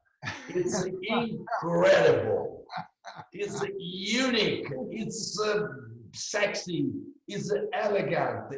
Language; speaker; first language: English; non-native, learner; Italian